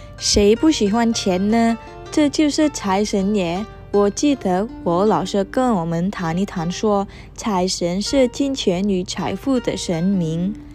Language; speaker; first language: Chinese; non-native, learner; Indonesian